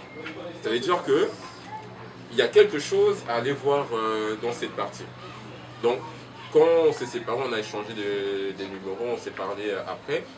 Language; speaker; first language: French; early bilingual, other home language; Lingala